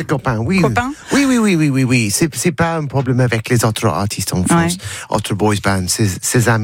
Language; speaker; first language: French; non-native, learner; English